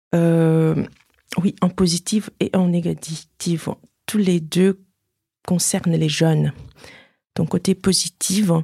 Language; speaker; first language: French; non-native, fluent; Chinese